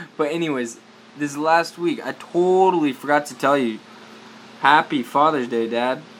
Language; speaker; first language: English; native; English